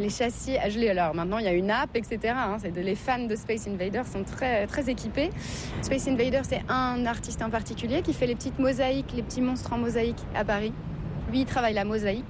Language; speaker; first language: French; native; French